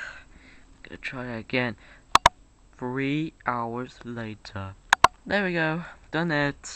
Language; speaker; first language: English; native; English